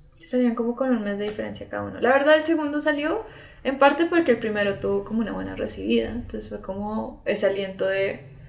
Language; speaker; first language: Spanish; early bilingual, other home language; English